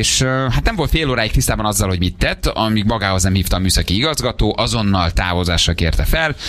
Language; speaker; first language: Hungarian; native; Hungarian